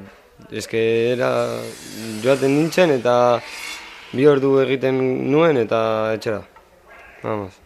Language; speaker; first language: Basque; non-native, local second language; Spanish